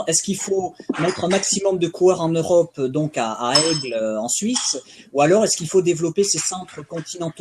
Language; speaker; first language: French; native; French